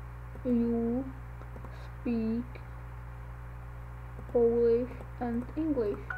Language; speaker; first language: English; non-native, learner; Czech